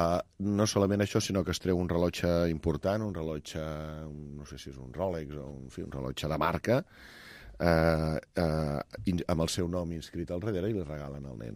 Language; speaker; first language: Catalan; native; Catalan